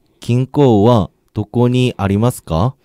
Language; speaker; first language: Japanese; non-native, learner; Korean